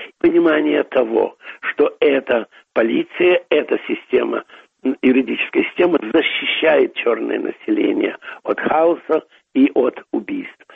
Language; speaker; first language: Russian; native; Russian